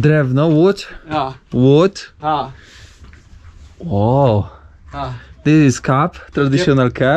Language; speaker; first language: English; non-native, learner; Polish